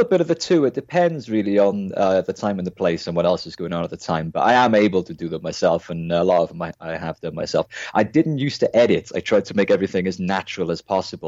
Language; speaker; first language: English; native; English